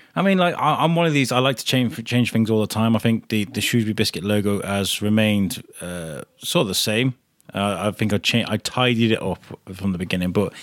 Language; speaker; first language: English; native; English